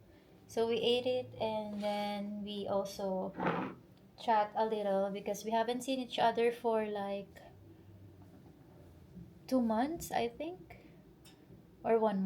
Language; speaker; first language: English; non-native, local second language; Filipino